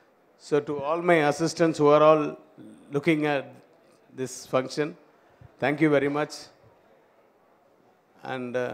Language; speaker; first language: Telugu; non-native, fluent; Tamil